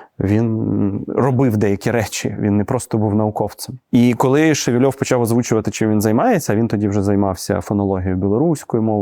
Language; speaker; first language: Ukrainian; native; Ukrainian